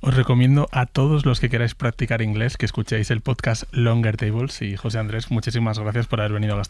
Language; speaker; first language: Spanish; native; Spanish